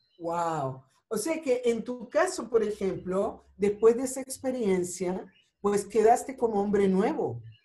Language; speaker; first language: Spanish; native; Spanish